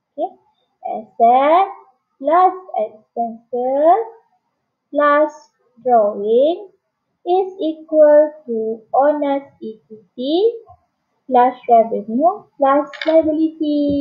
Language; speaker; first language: English; non-native, local second language; Malay